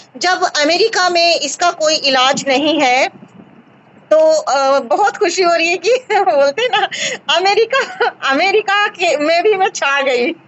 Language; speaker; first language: Hindi; native; Hindi